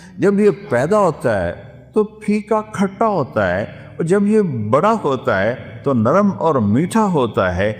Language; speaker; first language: Urdu; non-native, local second language; Saraiki